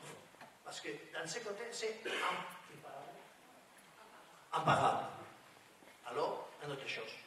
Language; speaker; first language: French; non-native, learner; Spanish